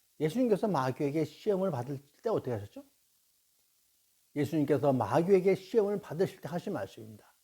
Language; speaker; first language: Korean; native; Korean